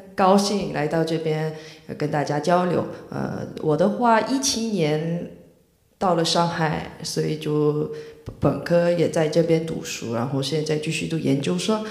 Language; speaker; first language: Chinese; non-native, fluent; Korean